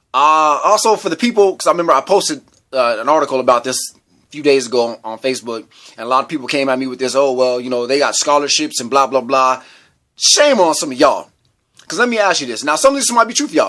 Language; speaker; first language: English; native; English